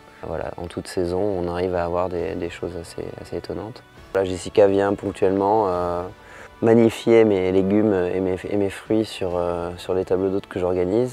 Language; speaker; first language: French; native; French